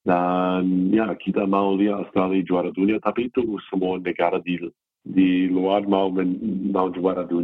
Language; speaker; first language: Indonesian; non-native, fluent; English